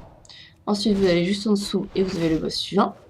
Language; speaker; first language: French; native; French